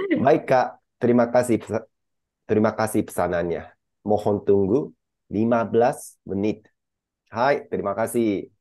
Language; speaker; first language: Indonesian; non-native, fluent; Japanese